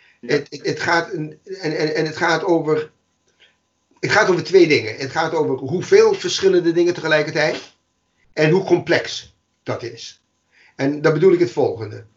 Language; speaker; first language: Dutch; non-native, fluent; English